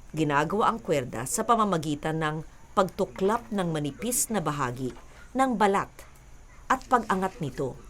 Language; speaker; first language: Filipino; native; Filipino